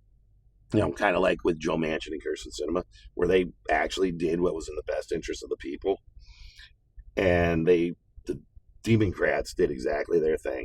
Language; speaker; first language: English; native; English